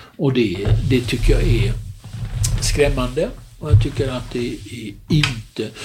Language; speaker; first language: Swedish; native; Swedish